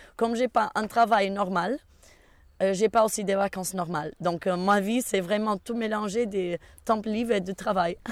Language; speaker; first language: French; non-native, fluent; Portuguese